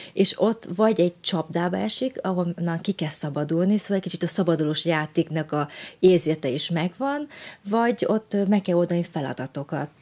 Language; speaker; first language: Hungarian; early bilingual, other home language; Vietnamese